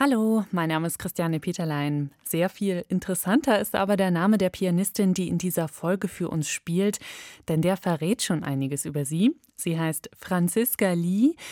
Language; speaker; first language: German; native; German